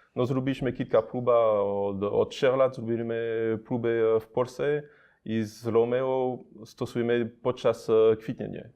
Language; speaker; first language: Polish; non-native, learner; French